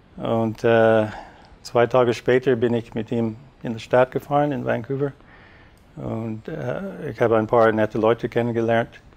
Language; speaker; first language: German; non-native, fluent; English